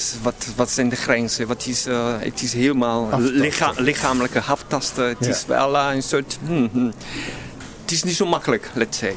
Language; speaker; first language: Dutch; non-native, fluent; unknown